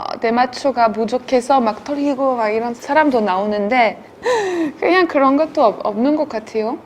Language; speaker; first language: Korean; non-native, fluent; French